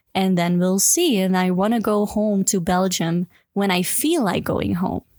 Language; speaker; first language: English; non-native, fluent; Dutch